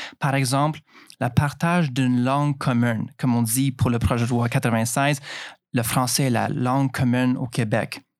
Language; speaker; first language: French; native; French